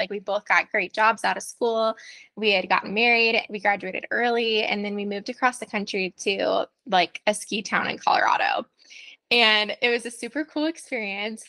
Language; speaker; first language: English; native; English